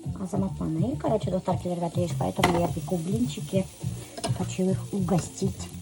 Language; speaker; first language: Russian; non-native, local second language; Bashkir